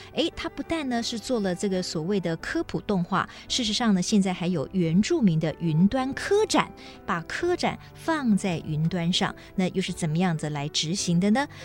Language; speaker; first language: Chinese; non-native, local second language; Min Nan Chinese